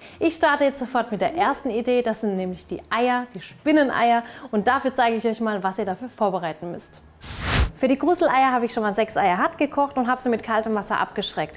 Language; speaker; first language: German; native; German